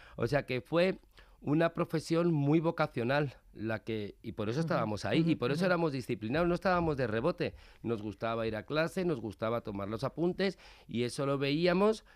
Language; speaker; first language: Spanish; native; Spanish